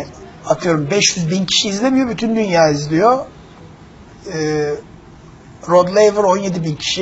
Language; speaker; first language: Turkish; native; Turkish